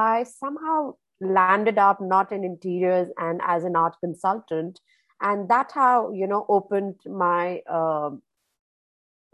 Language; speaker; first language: English; non-native, local second language; Hindi